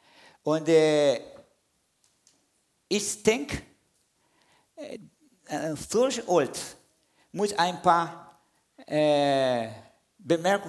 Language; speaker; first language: German; non-native, fluent; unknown